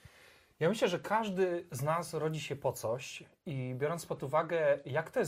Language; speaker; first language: Polish; native; Polish